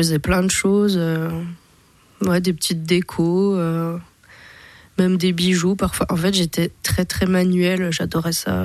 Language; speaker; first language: French; native; French